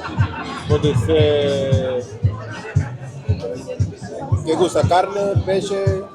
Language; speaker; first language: Spanish; non-native, learner; Portuguese